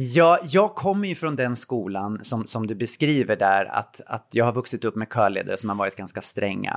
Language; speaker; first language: Swedish; native; Swedish